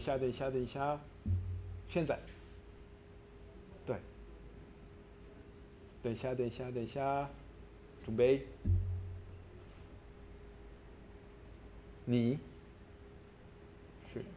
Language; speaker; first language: Chinese; non-native, learner; French